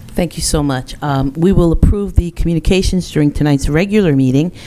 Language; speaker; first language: English; native; English